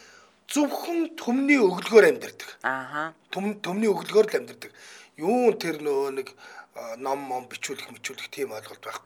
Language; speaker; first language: Mongolian; native; Mongolian